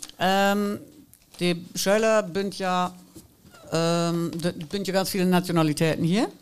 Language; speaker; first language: German; native; German